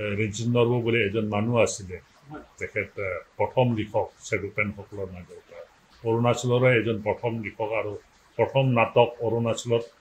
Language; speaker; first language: Assamese; non-native, local second language; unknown